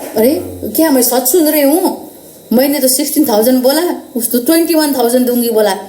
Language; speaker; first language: Hindi; non-native, local second language; Nepali